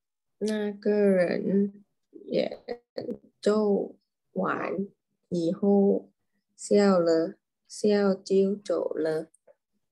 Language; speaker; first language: Chinese; non-native, learner; Thai